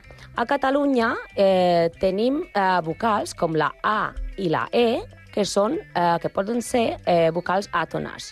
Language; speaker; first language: Catalan; non-native, learner; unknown